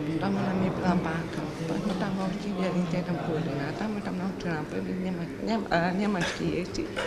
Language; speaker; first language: Croatian; early bilingual, other home language; German